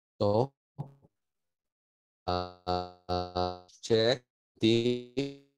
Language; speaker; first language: English; non-native, local second language; Malay